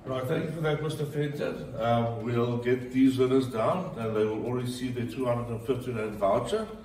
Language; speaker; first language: English; non-native, local second language; Afrikaans